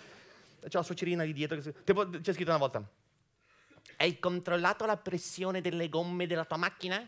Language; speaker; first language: Italian; native; Italian